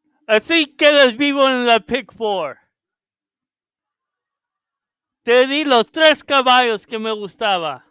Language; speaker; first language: Spanish; early bilingual, heritage; Spanish